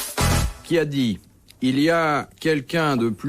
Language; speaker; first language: French; native; French